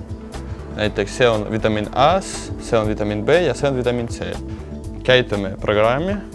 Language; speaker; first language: Estonian; non-native, local second language; Russian